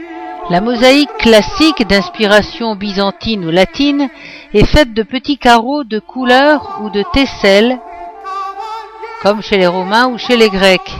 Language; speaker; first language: French; native; French